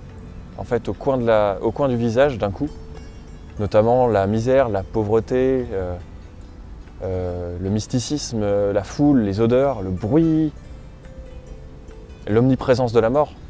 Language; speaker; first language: French; native; French